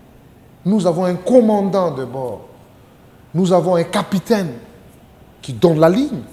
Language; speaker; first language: French; non-native, local second language; Lingala